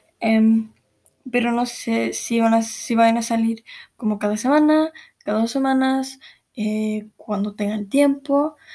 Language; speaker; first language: Spanish; early bilingual, heritage; Spanish